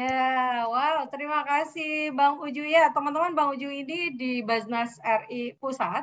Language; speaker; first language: Indonesian; native; Indonesian